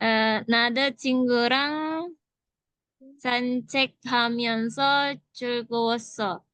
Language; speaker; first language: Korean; non-native, learner; Indonesian